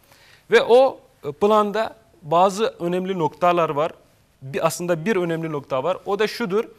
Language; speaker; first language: Turkish; non-native, fluent; Kashmiri